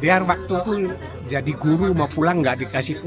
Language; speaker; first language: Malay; non-native, local second language; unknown